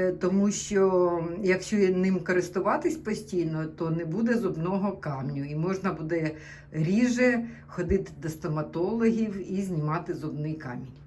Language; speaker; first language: Ukrainian; non-native, local second language; Russian